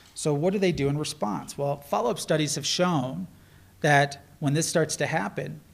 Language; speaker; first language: English; native; English